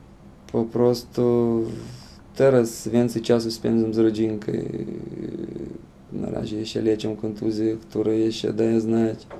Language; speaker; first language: Polish; non-native, fluent; Lithuanian